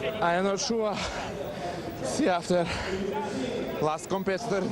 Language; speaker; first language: English; non-native, learner; Lithuanian